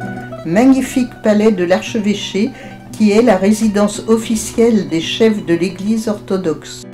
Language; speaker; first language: French; native; French